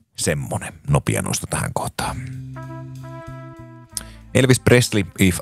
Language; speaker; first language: Finnish; native; Finnish